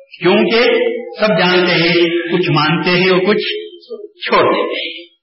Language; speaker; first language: Urdu; native; Urdu